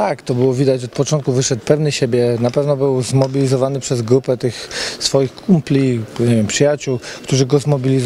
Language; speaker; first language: Polish; native; Polish